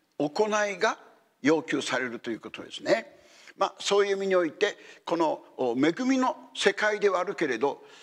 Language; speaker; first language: Japanese; native; Japanese